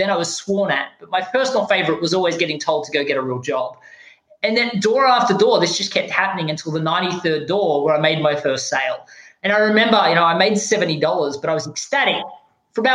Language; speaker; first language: English; native; English